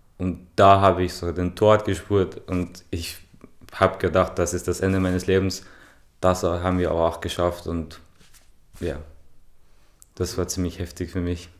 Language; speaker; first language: German; non-native, fluent; Persian